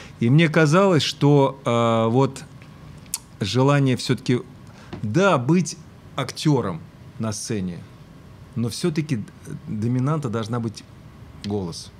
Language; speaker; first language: Russian; native; Russian